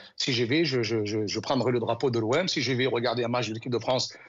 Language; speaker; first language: French; non-native, local second language; Arabic